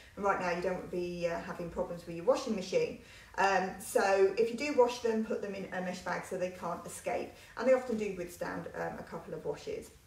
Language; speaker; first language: English; native; English